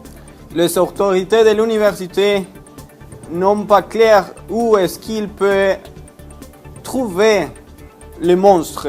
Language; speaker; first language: French; non-native, learner; Spanish